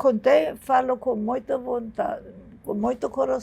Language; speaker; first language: Portuguese; non-native, fluent; Italian